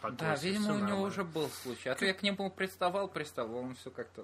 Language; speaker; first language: Russian; native; Russian